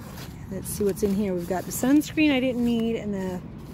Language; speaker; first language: English; native; English